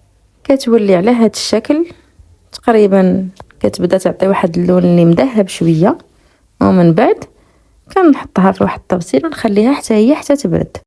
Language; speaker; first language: Arabic; native; Arabic